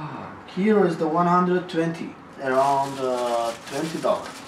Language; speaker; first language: English; non-native, learner; Arabic